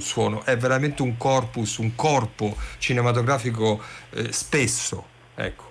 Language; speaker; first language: Italian; native; Italian